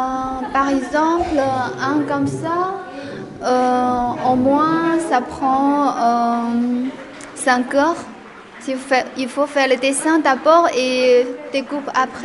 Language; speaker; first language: French; non-native, fluent; Chinese